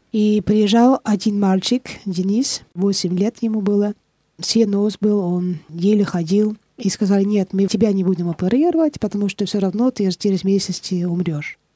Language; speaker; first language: Russian; non-native, fluent; Dutch